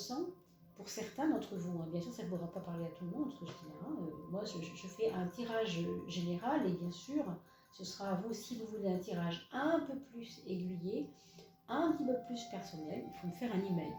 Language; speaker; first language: French; native; French